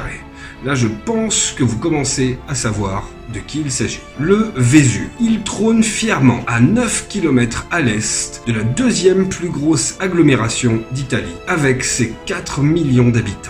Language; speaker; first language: French; native; French